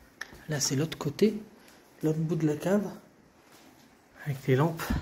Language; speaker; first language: French; native; French